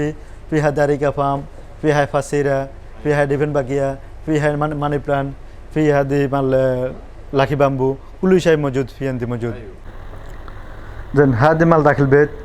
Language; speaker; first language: Arabic; non-native, learner; Bangla